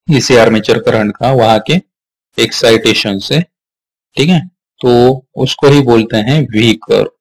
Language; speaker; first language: Hindi; non-native, local second language; Marathi